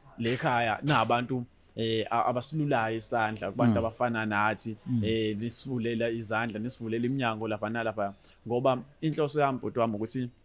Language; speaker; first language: Zulu; native; Zulu